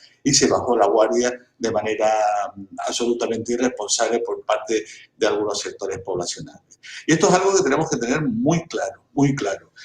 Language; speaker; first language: Spanish; native; Spanish